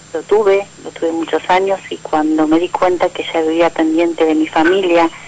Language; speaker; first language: Spanish; native; Spanish